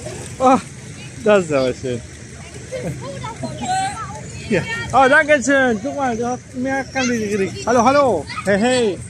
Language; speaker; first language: German; non-native, learner; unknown